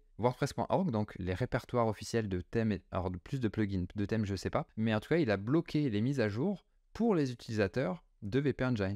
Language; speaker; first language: French; native; French